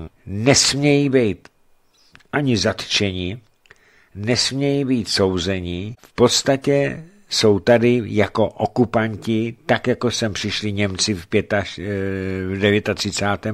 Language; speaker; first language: Czech; native; Czech